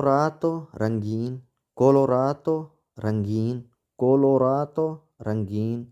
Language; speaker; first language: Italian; non-native, fluent; Urdu